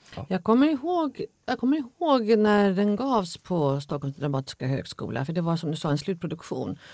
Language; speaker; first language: Swedish; native; Swedish